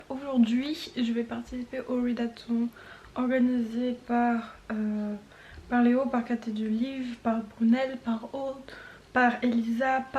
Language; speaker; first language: French; native; French